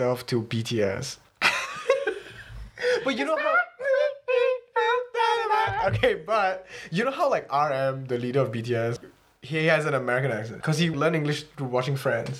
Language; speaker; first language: English; early bilingual, other home language; Chinese